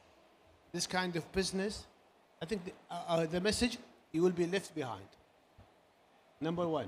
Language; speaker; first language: English; non-native, learner; Arabic